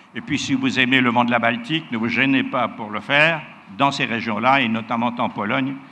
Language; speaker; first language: French; native; French